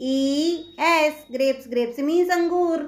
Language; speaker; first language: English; non-native, local second language; Hindi